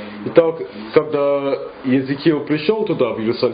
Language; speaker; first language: Russian; non-native, fluent; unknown